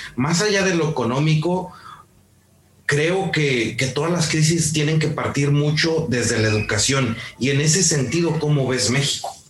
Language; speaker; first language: Spanish; native; Spanish